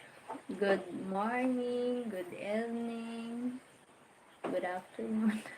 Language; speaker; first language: English; non-native, learner; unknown